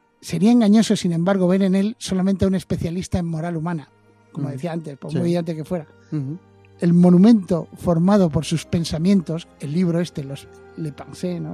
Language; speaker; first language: Spanish; native; Spanish